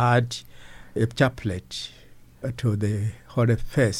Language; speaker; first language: English; non-native, local second language; Ganda